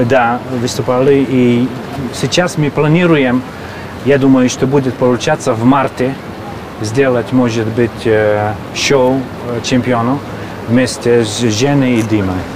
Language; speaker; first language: Russian; non-native, fluent; Hungarian